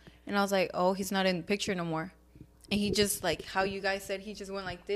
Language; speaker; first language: English; early bilingual, other home language; Spanish